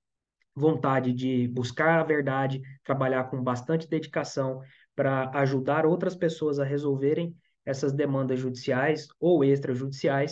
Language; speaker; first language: Portuguese; native; Portuguese